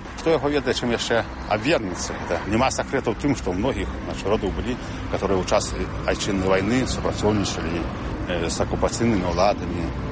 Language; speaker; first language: Belarusian; native; Belarusian